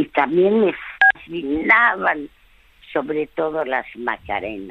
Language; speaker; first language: Spanish; early bilingual, other home language; French